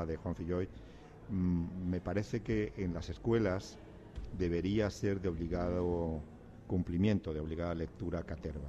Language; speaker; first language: Spanish; native; Spanish